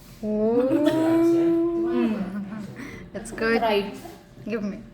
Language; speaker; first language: English; non-native, learner; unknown